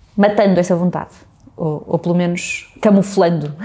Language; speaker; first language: Portuguese; native; Portuguese